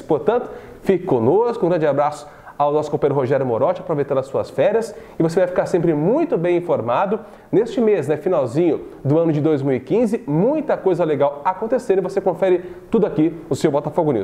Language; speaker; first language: Portuguese; native; Portuguese